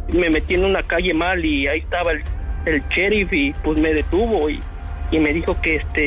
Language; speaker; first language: Spanish; native; Spanish